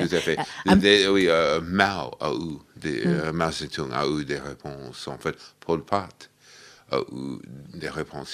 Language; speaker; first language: French; non-native, fluent; English